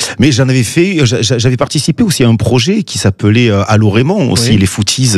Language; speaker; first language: French; native; French